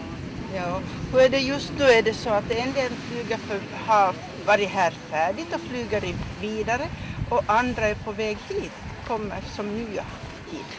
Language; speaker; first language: Swedish; native; Swedish